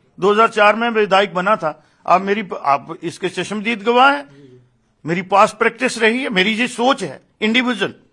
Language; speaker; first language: Hindi; non-native, local second language; Dogri